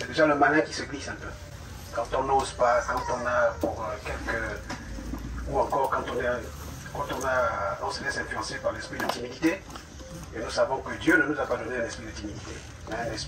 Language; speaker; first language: French; native; French